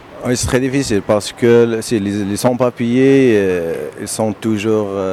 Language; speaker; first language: French; non-native, local second language; Berber languages